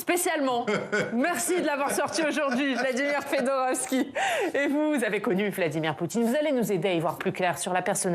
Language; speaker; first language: French; native; French